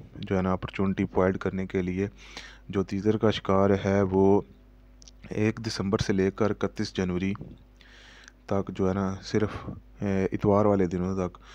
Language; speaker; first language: Urdu; native; Urdu